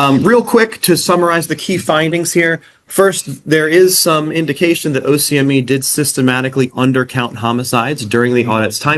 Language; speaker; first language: English; native; English